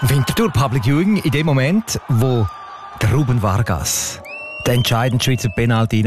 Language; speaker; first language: German; native; German